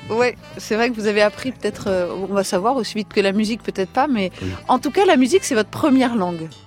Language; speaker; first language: French; native; French